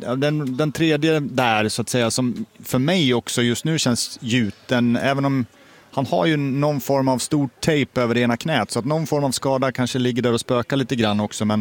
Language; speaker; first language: Swedish; native; Swedish